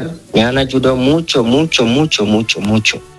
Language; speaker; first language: Spanish; non-native, learner; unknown